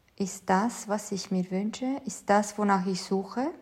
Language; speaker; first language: German; non-native, fluent; Romanian